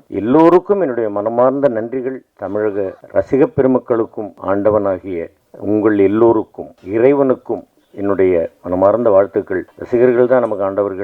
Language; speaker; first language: Tamil; native; Tamil